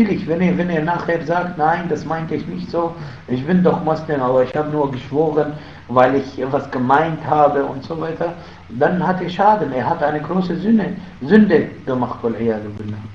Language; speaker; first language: German; non-native, fluent; Arabic